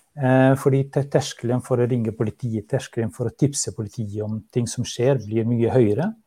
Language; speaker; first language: Norwegian; non-native, fluent; Albanian